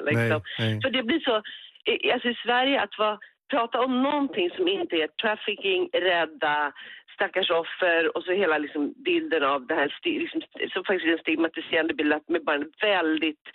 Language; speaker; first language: Swedish; native; Swedish